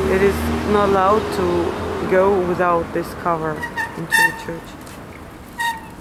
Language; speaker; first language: English; non-native, fluent; Russian